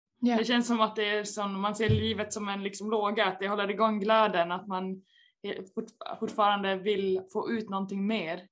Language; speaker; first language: Swedish; native; Swedish